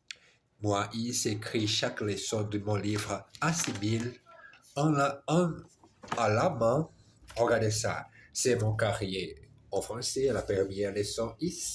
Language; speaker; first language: French; non-native, learner; Portuguese